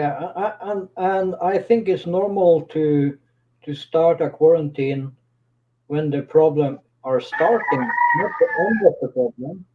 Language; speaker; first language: English; non-native, fluent; Norwegian